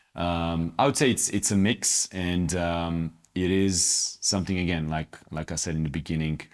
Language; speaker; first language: English; non-native, fluent; Croatian